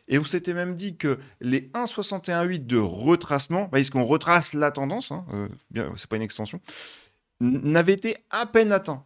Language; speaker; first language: French; native; French